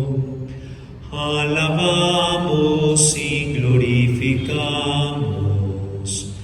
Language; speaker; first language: Spanish; native; Spanish